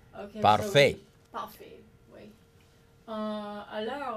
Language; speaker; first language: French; non-native, learner; English